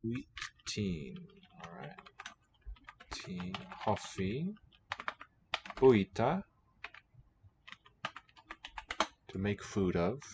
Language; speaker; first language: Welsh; non-native, learner; English